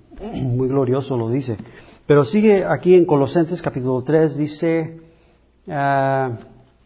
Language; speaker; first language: Spanish; early bilingual, heritage; English